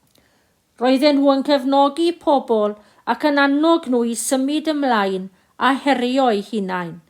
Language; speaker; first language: Welsh; non-native, local second language; English